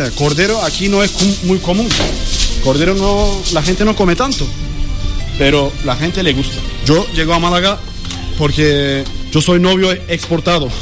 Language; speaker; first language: Spanish; non-native, learner; Turkish